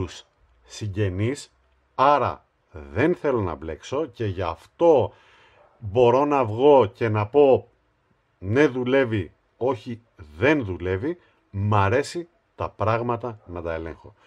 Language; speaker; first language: Greek; native; Greek